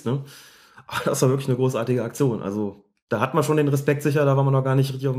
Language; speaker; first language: German; native; German